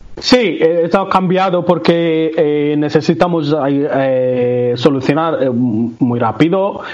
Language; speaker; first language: Spanish; non-native, learner; Tamil